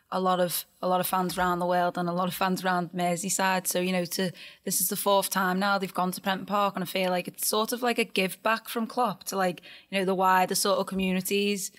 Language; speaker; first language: English; native; English